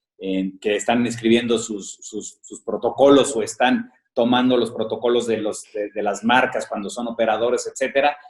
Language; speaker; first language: Spanish; native; Spanish